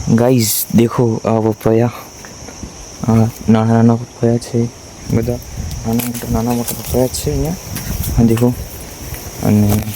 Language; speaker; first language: Gujarati; non-native, local second language; Rathawi